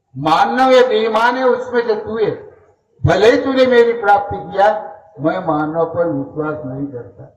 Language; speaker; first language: Hindi; non-native, local second language; Marathi